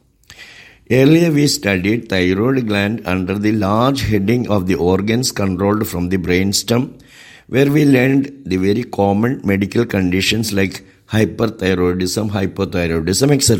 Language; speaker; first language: English; non-native, local second language; Malayalam